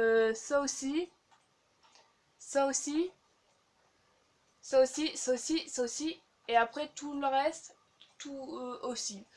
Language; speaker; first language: French; native; French